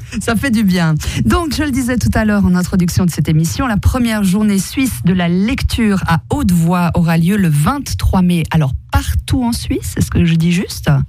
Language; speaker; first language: French; native; French